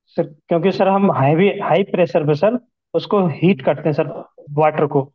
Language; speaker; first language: Hindi; native; Hindi